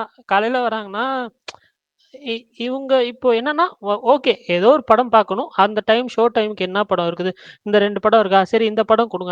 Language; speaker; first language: Tamil; native; Tamil